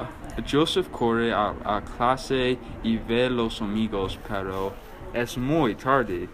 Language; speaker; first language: Spanish; non-native, learner; English